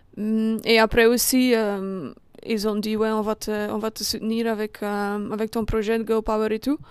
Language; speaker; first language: French; non-native, local second language; Dutch